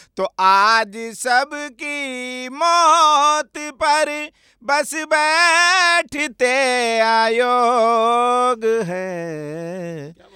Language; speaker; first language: Hindi; native; Hindi